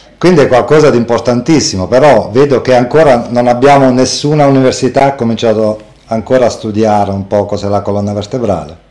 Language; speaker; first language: Italian; native; Italian